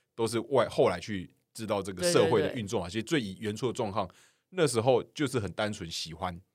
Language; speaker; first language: Chinese; native; Chinese